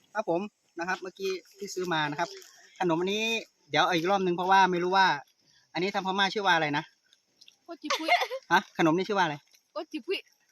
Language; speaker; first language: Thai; native; Thai